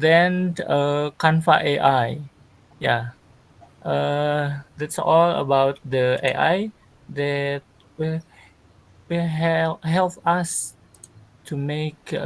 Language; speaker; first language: English; non-native, learner; Sundanese